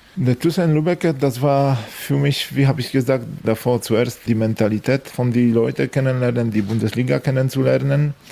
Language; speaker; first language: German; non-native, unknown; Polish